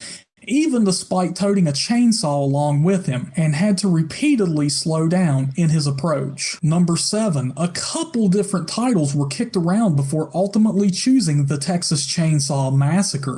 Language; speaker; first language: English; native; English